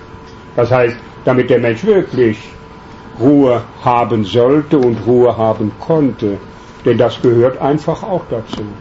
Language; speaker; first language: German; native; German